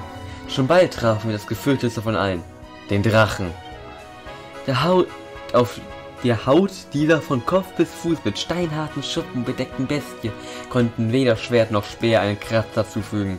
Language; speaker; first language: German; native; German